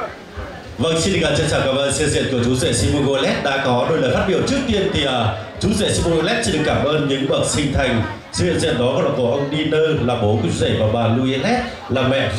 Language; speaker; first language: Vietnamese; native; Vietnamese